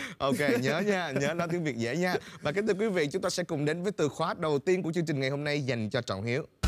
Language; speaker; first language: Vietnamese; native; Vietnamese